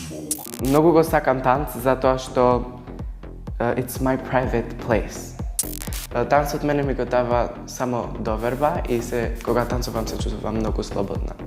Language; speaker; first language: Macedonian; non-native, local second language; Albanian